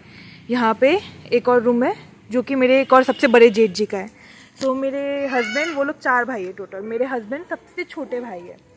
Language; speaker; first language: Hindi; native; Hindi